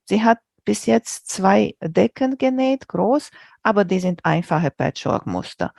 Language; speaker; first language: German; non-native, fluent; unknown